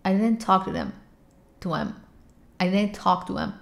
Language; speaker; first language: English; non-native, fluent; Persian